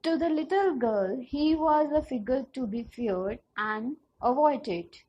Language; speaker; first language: English; non-native, local second language; Punjabi